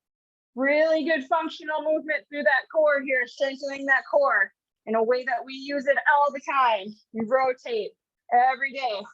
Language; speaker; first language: English; native; English